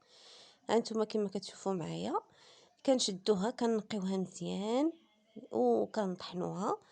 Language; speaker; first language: Arabic; native; Arabic